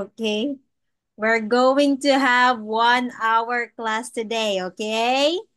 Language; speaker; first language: English; non-native, local second language; Filipino